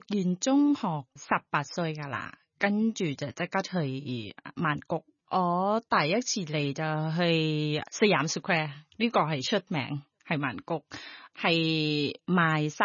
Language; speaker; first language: Cantonese; non-native, learner; Thai